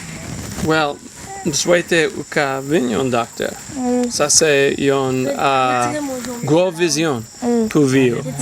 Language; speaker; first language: Haitian Creole; non-native, learner; English